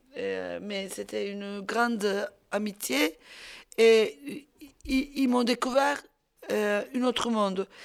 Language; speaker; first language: French; non-native, fluent; Turkish